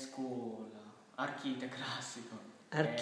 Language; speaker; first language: Italian; non-native, learner; Japanese